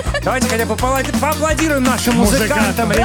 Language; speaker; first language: Russian; native; Russian